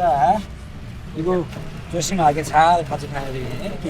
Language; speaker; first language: Korean; non-native, fluent; Nepali